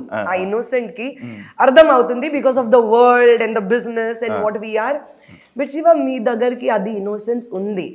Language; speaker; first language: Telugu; non-native, learner; Hindi